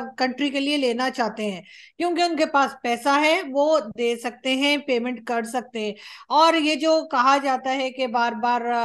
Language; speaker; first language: Urdu; native; Urdu